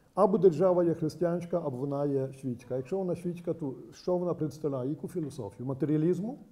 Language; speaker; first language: Ukrainian; early bilingual, heritage; Ukrainian